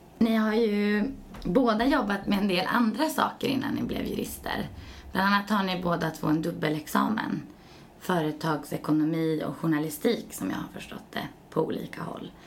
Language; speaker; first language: Swedish; native; Swedish